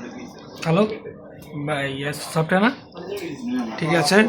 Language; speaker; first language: Hindi; non-native, learner; Bangla